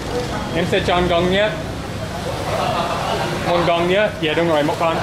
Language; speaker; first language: Vietnamese; non-native, learner; English